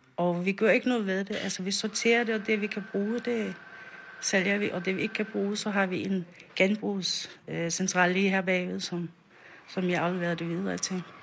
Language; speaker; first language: Danish; non-native, local second language; Faroese